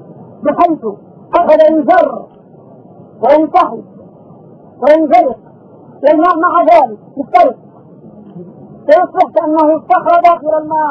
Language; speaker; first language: Arabic; native; Arabic